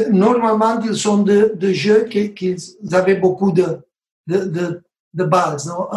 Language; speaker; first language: French; non-native, learner; Spanish